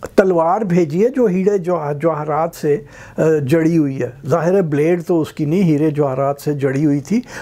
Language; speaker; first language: Urdu; native; Urdu